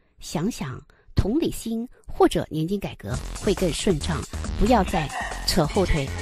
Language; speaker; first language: Chinese; native; Chinese